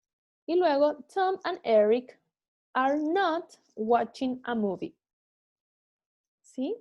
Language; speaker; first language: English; non-native, fluent; Spanish